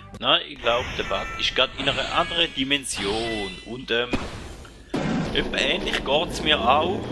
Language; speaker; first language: German; native; German